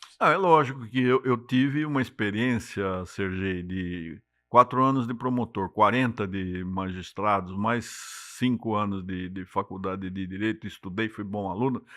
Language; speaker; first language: Portuguese; native; Portuguese